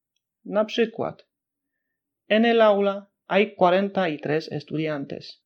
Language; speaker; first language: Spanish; non-native, fluent; Polish